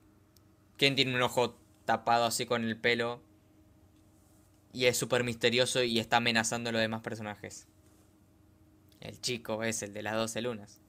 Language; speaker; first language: Spanish; native; Spanish